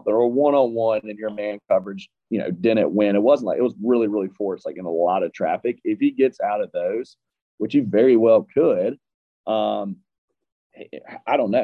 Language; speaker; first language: English; native; English